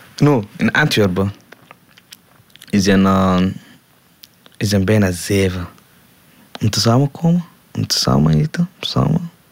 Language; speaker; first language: Dutch; non-native, learner; Somali